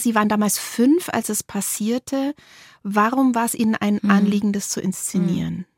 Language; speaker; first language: German; native; German